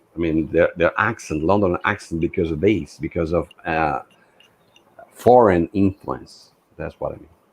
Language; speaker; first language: English; non-native, fluent; Portuguese